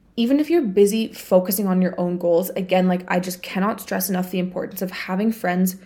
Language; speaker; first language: English; non-native, fluent; Bulgarian